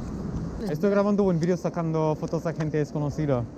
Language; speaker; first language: Spanish; non-native, learner; English